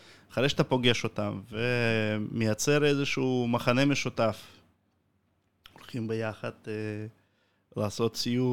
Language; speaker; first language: Hebrew; non-native, fluent; Russian